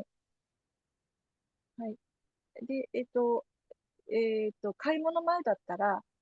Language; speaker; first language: Japanese; native; Japanese